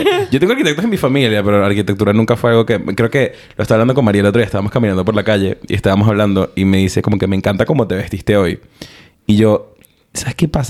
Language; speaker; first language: Spanish; early bilingual, heritage; Spanish